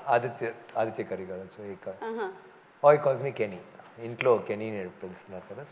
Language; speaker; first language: Telugu; non-native, local second language; Tamil